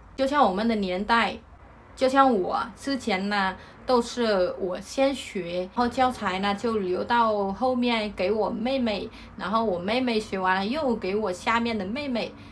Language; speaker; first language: Chinese; non-native, fluent; Vietnamese